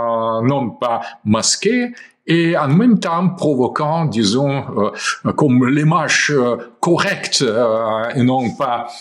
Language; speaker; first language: French; non-native, fluent; Russian